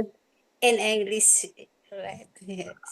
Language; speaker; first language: English; non-native, learner; Indonesian